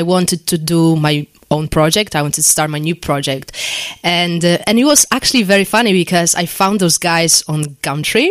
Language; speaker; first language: English; non-native, fluent; Polish